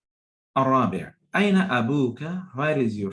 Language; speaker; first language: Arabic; non-native, fluent; Bangla